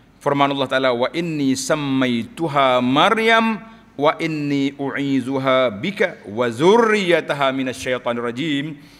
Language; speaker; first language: Malay; native; Malay